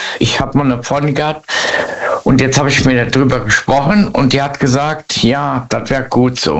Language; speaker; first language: German; native; German